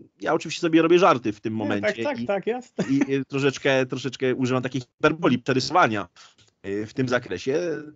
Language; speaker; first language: Polish; native; Polish